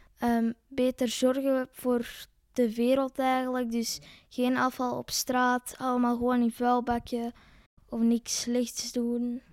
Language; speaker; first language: Dutch; native; Dutch